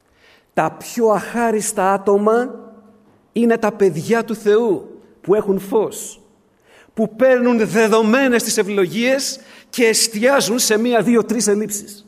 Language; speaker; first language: Greek; native; Greek